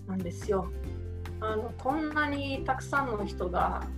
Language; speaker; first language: Japanese; non-native, fluent; Romanian